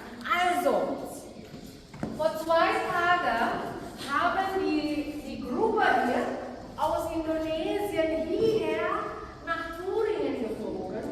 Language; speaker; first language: German; non-native, fluent; Indonesian